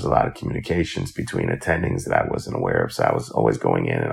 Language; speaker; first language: English; native; English